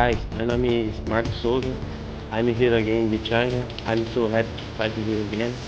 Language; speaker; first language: English; non-native, learner; Portuguese